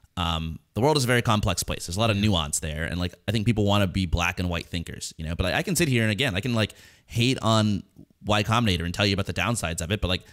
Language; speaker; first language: English; native; English